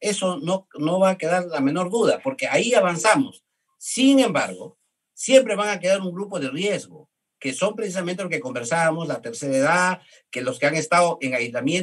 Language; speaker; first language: Spanish; native; Spanish